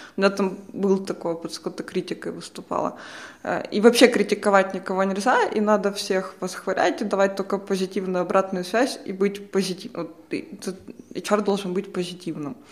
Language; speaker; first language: Russian; native; Russian